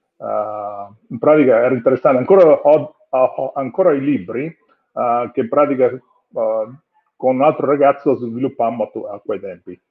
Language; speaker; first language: Italian; native; Italian